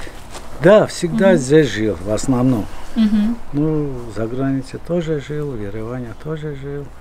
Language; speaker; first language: Russian; non-native, local second language; Armenian